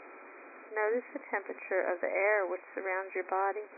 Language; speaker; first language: English; native; English